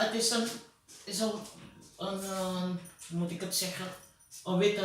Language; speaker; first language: Dutch; non-native, fluent; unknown